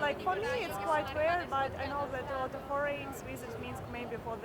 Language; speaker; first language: English; non-native, fluent; Russian